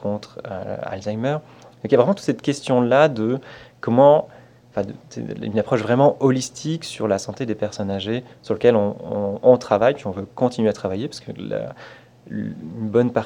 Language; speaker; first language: French; native; French